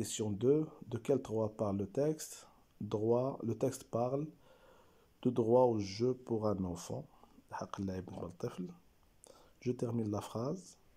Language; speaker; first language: French; non-native, local second language; Arabic